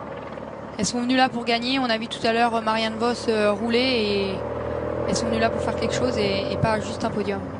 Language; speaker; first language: French; native; French